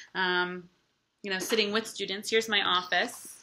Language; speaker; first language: English; native; English